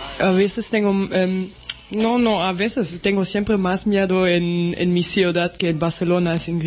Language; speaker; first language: Spanish; non-native, learner; German